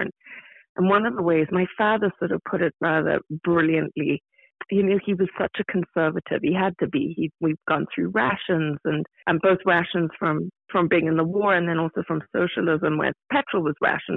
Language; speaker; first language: English; native; English